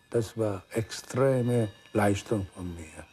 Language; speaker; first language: German; non-native, fluent; Korean